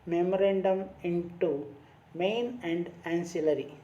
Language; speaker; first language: English; non-native, local second language; Kannada